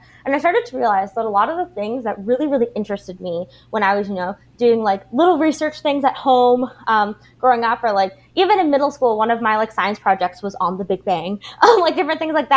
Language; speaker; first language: English; native; English